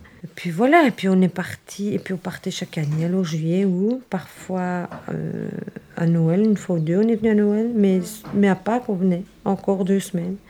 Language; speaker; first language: French; early bilingual, other home language; Italian